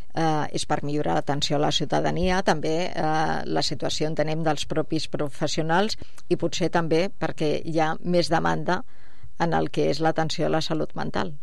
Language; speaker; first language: Catalan; native; Catalan